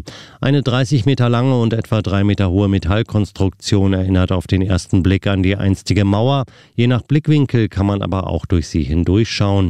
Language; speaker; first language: German; native; German